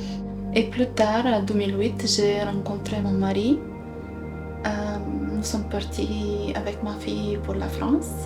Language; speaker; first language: French; non-native, fluent; Bulgarian